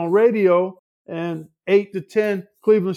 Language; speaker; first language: English; native; English